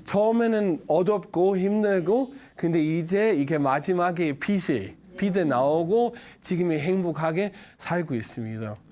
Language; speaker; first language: Korean; non-native, learner; Danish